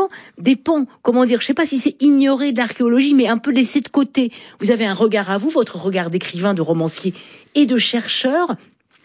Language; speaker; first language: French; native; French